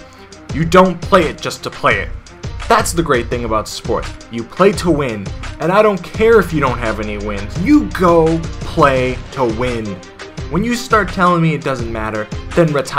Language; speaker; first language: English; native; English